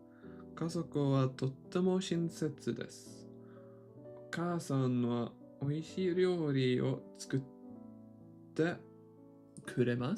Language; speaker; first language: Japanese; non-native, learner; English